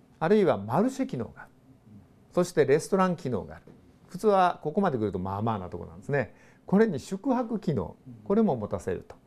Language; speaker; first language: Japanese; native; Japanese